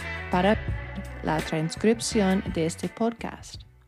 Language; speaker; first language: Spanish; non-native, fluent; English